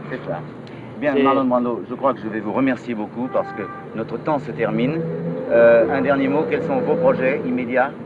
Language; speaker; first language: French; native; French